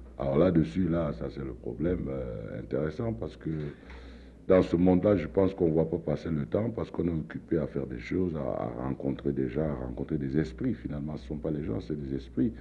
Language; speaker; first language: French; non-native, local second language; Duala